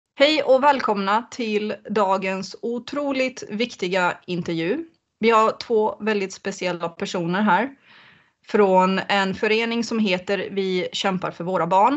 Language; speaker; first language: Swedish; native; Swedish